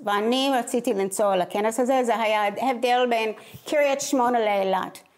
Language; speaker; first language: Hebrew; non-native, fluent; English